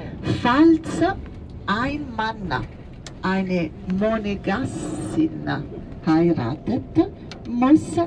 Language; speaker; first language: German; non-native, fluent; Italian